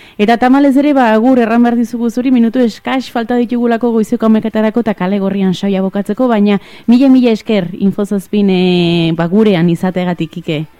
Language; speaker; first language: Basque; native; Basque